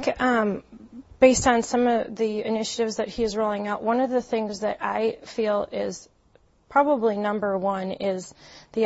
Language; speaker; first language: English; native; English